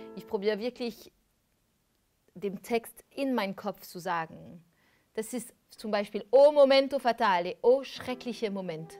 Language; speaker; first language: German; non-native, fluent; French